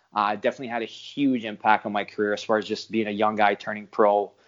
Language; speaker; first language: English; non-native, fluent; French